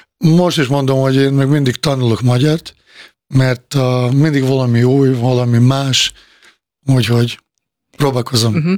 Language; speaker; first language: Hungarian; non-native, fluent; Bosnian